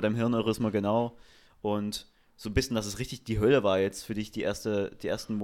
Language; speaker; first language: German; native; German